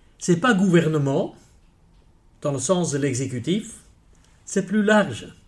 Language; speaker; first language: French; non-native, local second language; Dutch